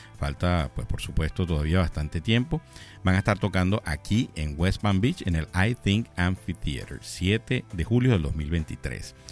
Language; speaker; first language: Spanish; native; Spanish